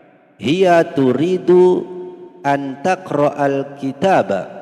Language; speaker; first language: Arabic; non-native, fluent; Indonesian